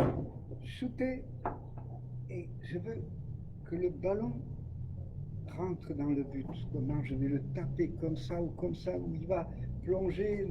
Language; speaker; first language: French; native; French